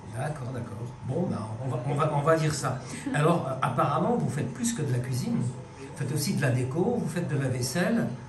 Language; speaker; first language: French; native; French